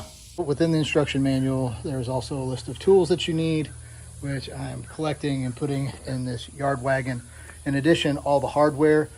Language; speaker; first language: English; native; English